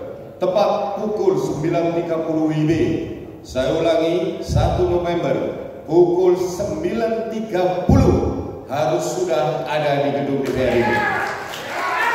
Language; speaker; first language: Indonesian; native; Indonesian